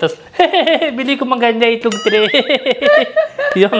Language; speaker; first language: Filipino; non-native, learner; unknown